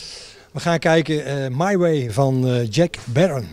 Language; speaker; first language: Dutch; native; Dutch